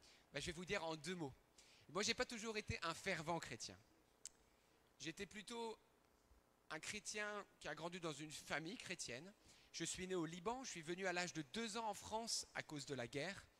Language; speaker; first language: French; early bilingual, other home language; Arabic